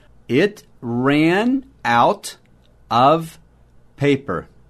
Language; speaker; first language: English; native; English